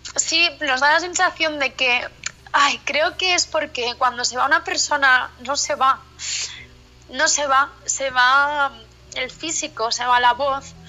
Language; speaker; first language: Spanish; native; Spanish